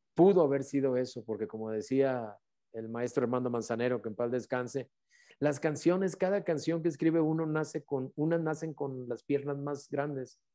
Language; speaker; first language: Spanish; native; Spanish